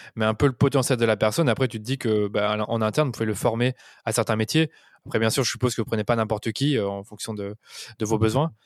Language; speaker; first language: French; native; French